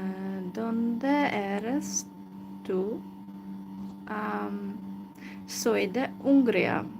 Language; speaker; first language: Spanish; non-native, learner; Hungarian